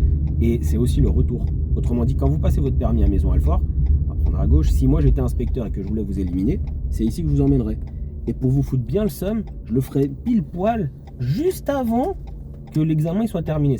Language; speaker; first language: French; native; French